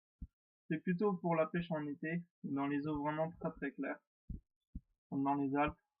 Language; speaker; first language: French; native; French